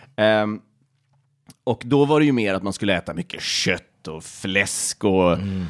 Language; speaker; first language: Swedish; native; Swedish